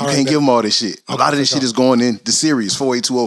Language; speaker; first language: English; native; English